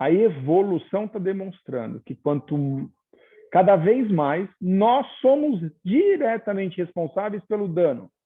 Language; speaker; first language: Portuguese; native; Portuguese